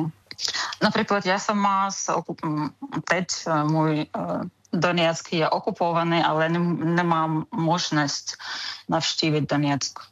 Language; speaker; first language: Czech; non-native, learner; Ukrainian